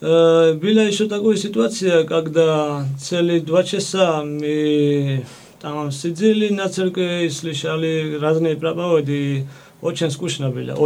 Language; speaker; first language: Russian; non-native, fluent; Georgian